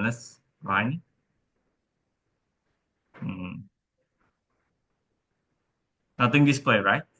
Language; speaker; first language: English; non-native, learner; Indonesian